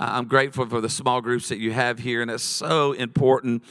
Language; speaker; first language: English; native; English